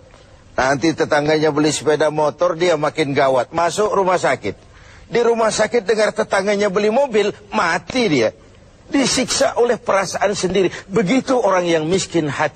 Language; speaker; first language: Malay; native; Malay